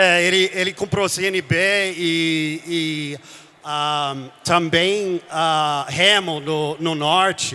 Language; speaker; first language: Portuguese; non-native, fluent; English